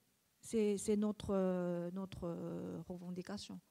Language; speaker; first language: French; non-native, learner; Japanese